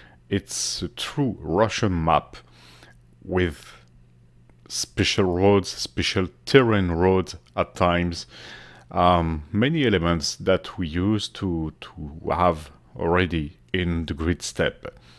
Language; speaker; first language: English; non-native, fluent; French